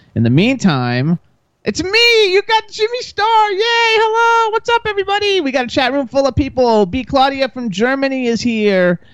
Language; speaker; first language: English; native; English